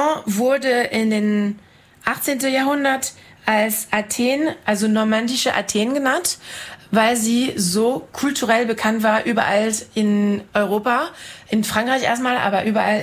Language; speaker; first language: German; non-native, fluent; French